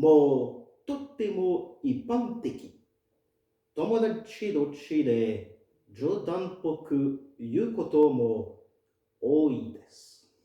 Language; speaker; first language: Japanese; non-native, fluent; French